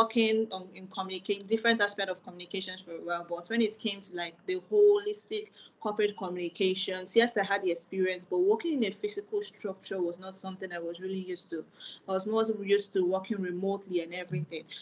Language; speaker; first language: English; non-native, local second language; Igbo